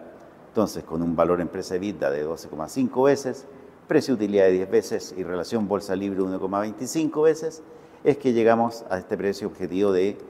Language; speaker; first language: Spanish; native; Spanish